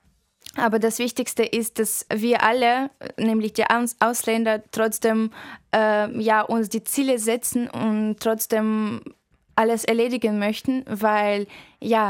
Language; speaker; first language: German; non-native, fluent; Russian